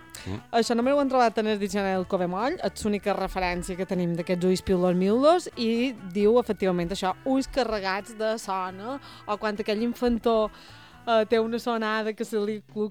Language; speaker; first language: Catalan; native; Catalan